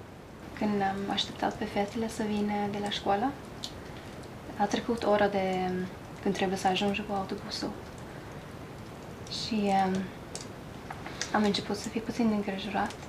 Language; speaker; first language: Romanian; non-native, learner; Norwegian